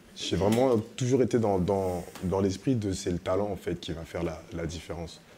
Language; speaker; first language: French; early bilingual, other home language; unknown